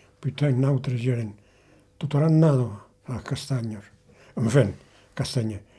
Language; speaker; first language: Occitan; native; Occitan